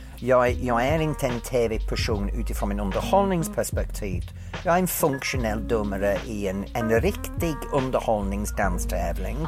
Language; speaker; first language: Swedish; non-native, fluent; English